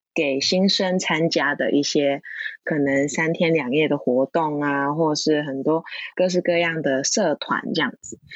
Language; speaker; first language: Chinese; non-native, local second language; Cantonese